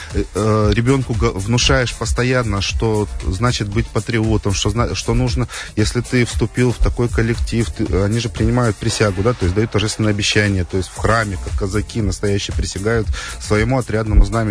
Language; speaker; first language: Russian; native; Russian